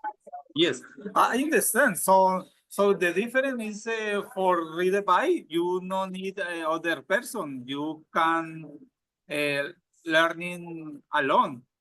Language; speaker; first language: English; non-native, learner; Spanish